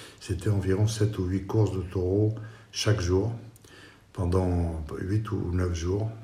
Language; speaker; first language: French; non-native, fluent; Spanish